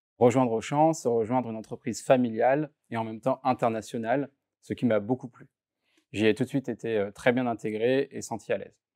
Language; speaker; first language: French; native; French